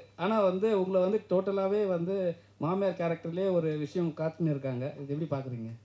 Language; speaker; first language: Tamil; native; Tamil